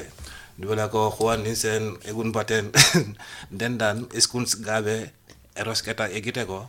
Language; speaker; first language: Basque; non-native, learner; Wolof